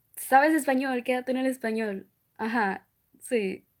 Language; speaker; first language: Spanish; early bilingual, other home language; English